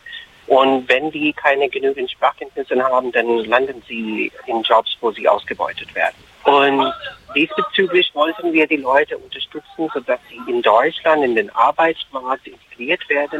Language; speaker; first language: German; non-native, fluent; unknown